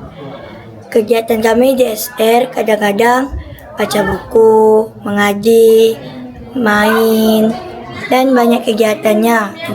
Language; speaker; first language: Indonesian; native; Indonesian